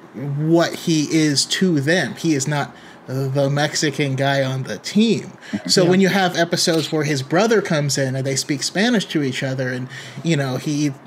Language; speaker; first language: English; native; English